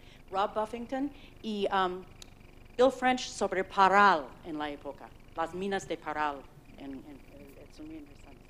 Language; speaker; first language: Spanish; non-native, fluent; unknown